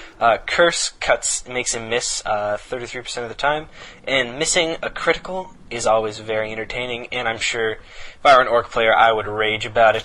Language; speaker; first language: English; native; English